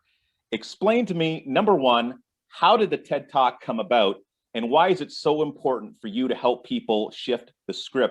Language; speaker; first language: English; native; English